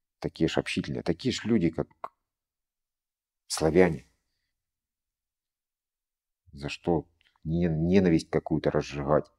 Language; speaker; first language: Russian; native; Russian